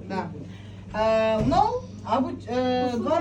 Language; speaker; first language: Russian; non-native, local second language; Kyrgyz